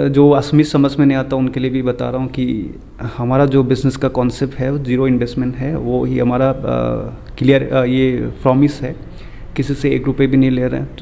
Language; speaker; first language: Hindi; non-native, local second language; Assamese